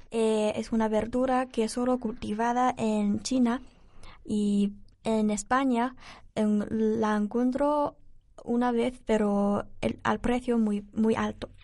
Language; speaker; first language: Spanish; non-native, learner; Chinese